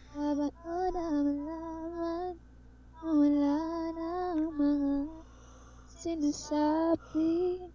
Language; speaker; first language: Filipino; native; Filipino